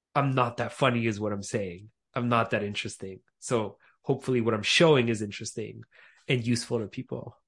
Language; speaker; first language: English; native; English